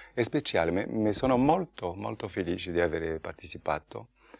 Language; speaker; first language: Italian; non-native, fluent; French